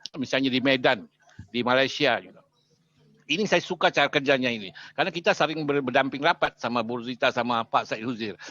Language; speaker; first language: Malay; native; Malay